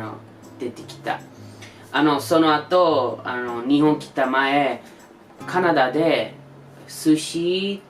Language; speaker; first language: Japanese; non-native, learner; English